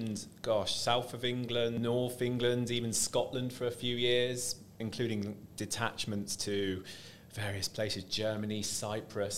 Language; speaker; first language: English; native; English